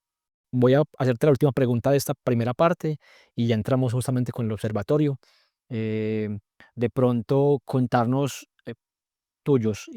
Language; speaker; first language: Spanish; native; Spanish